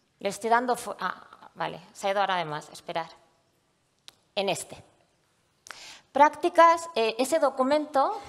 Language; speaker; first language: Spanish; native; Spanish